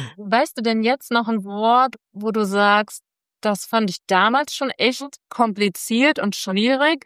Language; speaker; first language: German; native; German